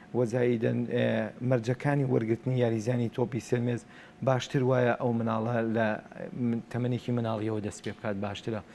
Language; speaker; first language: Central Kurdish; native; Central Kurdish